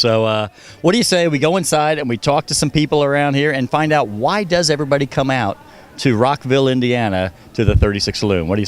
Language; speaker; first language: English; native; English